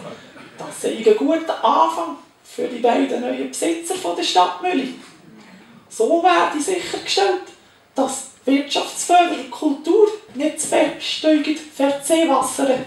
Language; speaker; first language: German; native; German